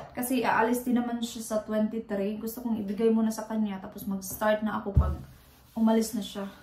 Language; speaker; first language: Filipino; native; Filipino